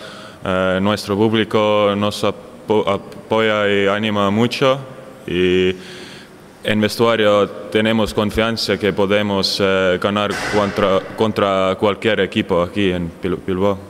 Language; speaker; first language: Spanish; non-native, learner; Estonian